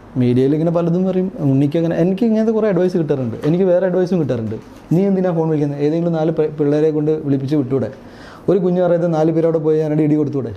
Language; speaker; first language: Malayalam; early bilingual, heritage; Malayalam